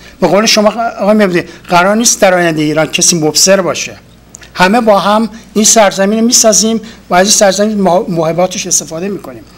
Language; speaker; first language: Persian; non-native, local second language; Kurdish